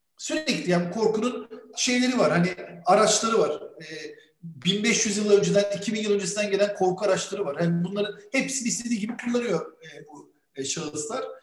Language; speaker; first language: Turkish; native; Turkish